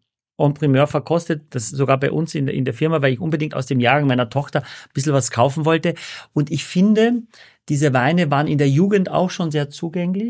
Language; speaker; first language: German; native; German